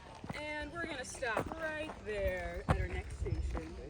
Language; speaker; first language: English; native; English